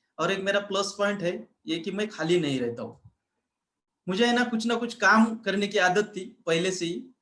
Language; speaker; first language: Hindi; non-native, local second language; Marathi